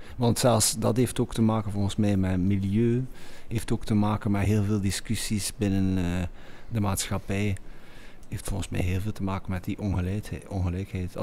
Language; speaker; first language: Dutch; native; Dutch